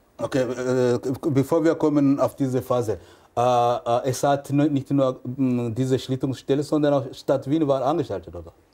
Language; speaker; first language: German; non-native, fluent; French